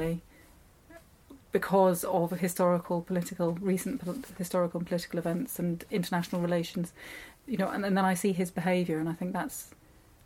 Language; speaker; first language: English; native; English